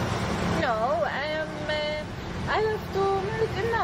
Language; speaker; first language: English; non-native, learner; Arabic